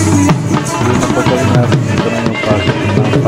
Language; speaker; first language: Filipino; early bilingual, heritage; Filipino